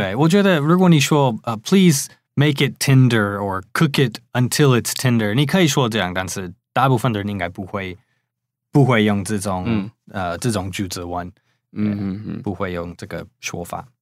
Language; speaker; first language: Chinese; non-native, fluent; English